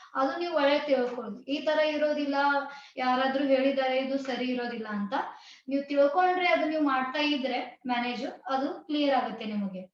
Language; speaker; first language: Kannada; non-native, local second language; Tulu